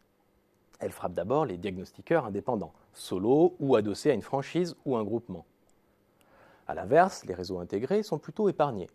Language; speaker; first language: French; native; French